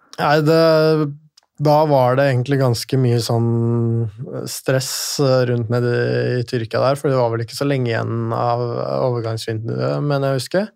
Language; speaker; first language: Norwegian; native; Norwegian